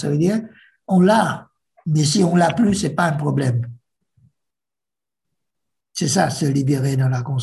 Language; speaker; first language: French; non-native, fluent; Vietnamese